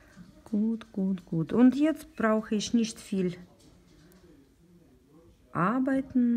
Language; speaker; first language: German; non-native, learner; Russian